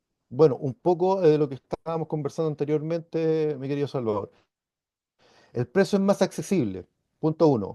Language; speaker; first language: Spanish; native; Spanish